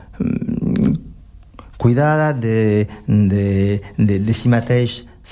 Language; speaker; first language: Catalan; non-native, learner; French